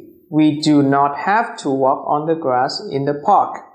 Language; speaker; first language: English; non-native, fluent; Vietnamese